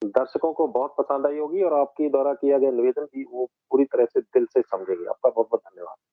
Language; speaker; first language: Hindi; non-native, local second language; Punjabi